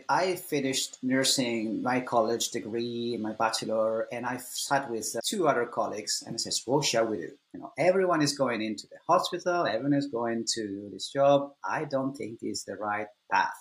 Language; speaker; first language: English; non-native, fluent; Italian